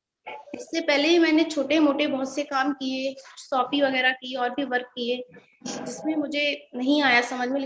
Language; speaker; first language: Hindi; native; Hindi